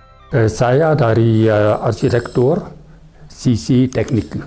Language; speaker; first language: Indonesian; non-native, learner; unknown